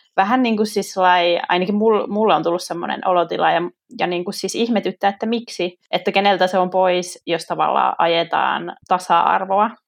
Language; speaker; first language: Finnish; native; Finnish